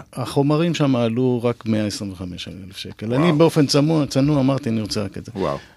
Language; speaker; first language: Hebrew; native; Hebrew